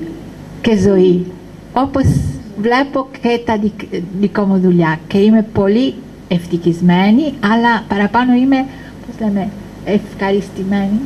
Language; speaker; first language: Greek; non-native, learner; Italian